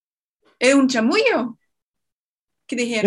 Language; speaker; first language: Spanish; non-native, fluent; English